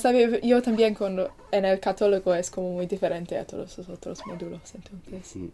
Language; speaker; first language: Spanish; non-native, fluent; English